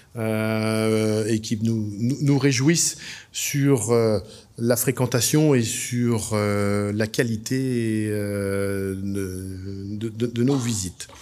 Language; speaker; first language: French; native; French